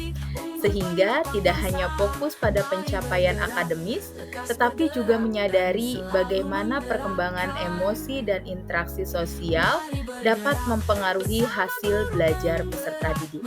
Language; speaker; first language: Indonesian; native; Indonesian